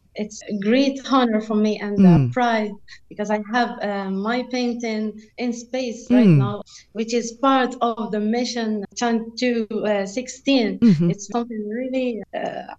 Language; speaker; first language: English; non-native, fluent; Arabic